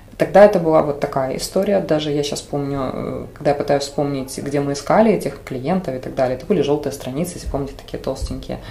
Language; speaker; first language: Russian; native; Russian